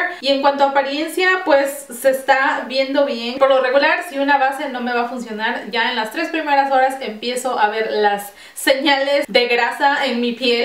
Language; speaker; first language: Spanish; early bilingual, heritage; Spanish